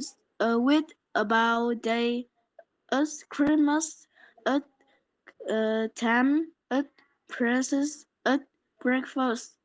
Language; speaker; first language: English; non-native, learner; Polish